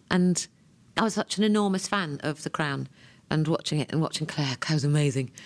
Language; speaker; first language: English; native; English